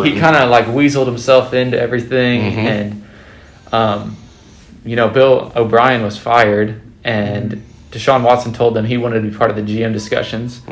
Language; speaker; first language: English; native; English